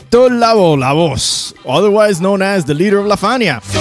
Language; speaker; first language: English; early bilingual, other home language; Spanish